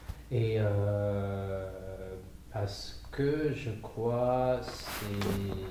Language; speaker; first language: French; non-native, fluent; Chinese